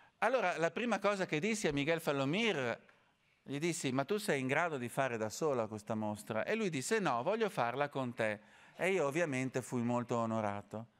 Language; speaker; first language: Italian; native; Italian